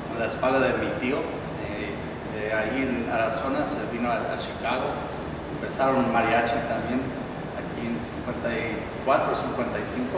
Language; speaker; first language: Spanish; early bilingual, heritage; Spanish